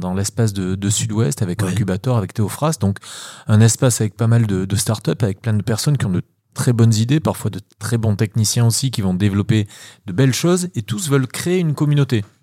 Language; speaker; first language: French; native; French